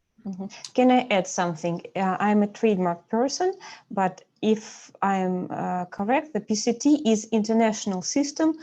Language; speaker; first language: English; non-native, fluent; Russian